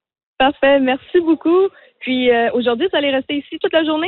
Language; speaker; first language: French; native; French